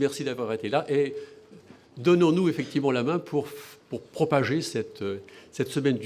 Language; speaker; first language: French; native; French